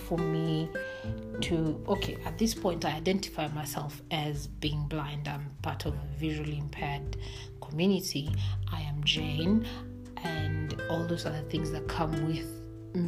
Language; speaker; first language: English; non-native, local second language; Swahili